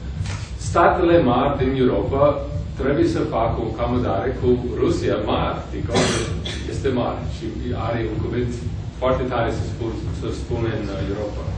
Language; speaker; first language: Romanian; non-native, fluent; English